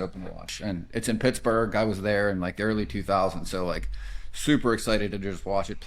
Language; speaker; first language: English; native; English